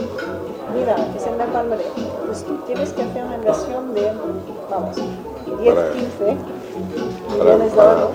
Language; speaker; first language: Spanish; non-native, fluent; German